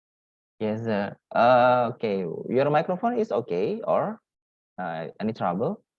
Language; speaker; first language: English; non-native, learner; Indonesian